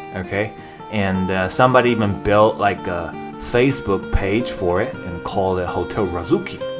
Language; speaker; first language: English; non-native, fluent; Chinese